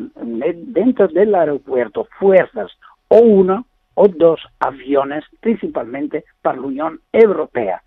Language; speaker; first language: Spanish; non-native, learner; Greek